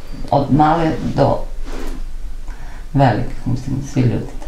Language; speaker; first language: Serbian; non-native, fluent; Armenian